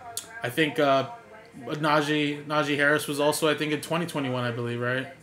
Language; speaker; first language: English; native; English